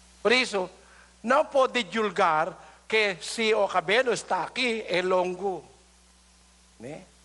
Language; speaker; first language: Portuguese; non-native, learner; Filipino